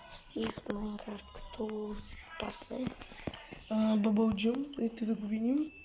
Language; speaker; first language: Bulgarian; native; Bulgarian